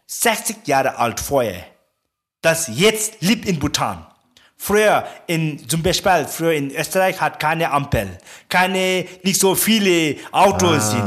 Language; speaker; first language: German; non-native, learner; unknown